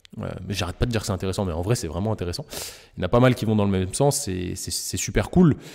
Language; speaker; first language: French; native; French